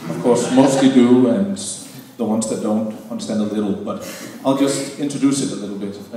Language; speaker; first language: English; non-native, fluent; Danish